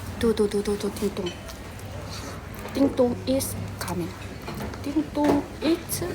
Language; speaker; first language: English; non-native, learner; Korean